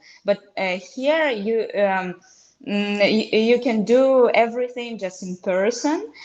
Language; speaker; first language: English; non-native, fluent; Russian